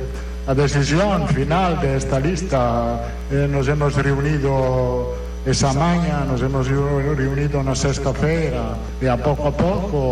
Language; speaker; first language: Portuguese; non-native, learner; Italian